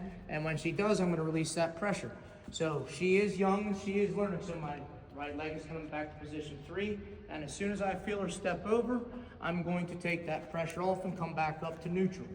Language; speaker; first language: English; native; English